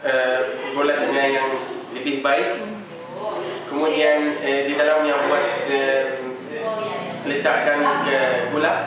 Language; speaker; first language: Indonesian; non-native, learner; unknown